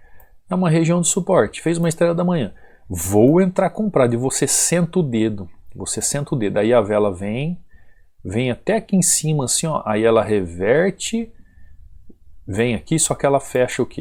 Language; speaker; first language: Portuguese; native; Portuguese